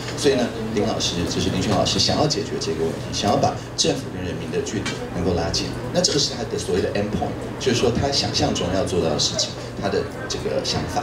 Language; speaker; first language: Chinese; native; Chinese